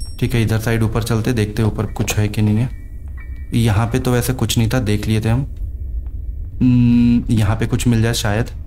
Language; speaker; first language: Hindi; native; Hindi